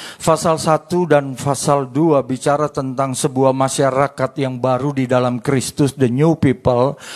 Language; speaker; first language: Indonesian; native; Indonesian